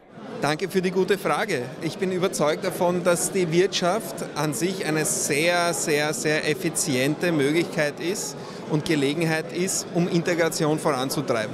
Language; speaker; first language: German; early bilingual, other home language; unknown